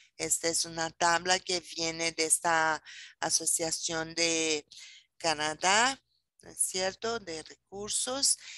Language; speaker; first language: Spanish; non-native, fluent; Portuguese